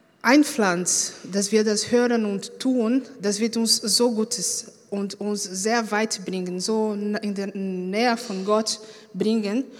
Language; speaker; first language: German; non-native, fluent; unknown